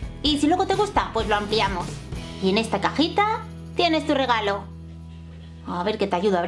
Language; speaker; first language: Spanish; native; Spanish